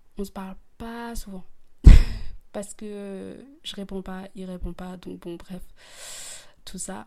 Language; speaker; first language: French; early bilingual, other home language; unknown